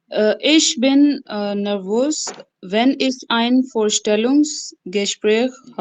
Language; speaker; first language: German; non-native, learner; Urdu